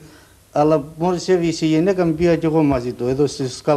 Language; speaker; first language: Greek; non-native, learner; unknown